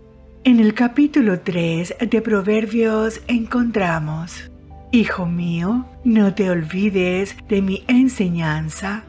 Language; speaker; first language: Spanish; native; Spanish